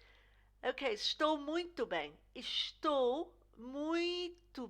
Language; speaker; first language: Portuguese; non-native, fluent; English